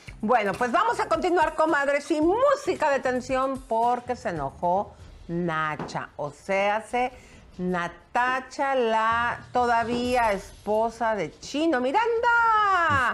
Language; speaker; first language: Spanish; native; Spanish